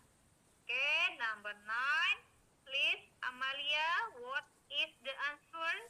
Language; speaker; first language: English; non-native, learner; Indonesian